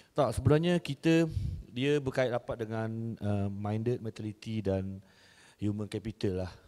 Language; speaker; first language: Malay; native; Malay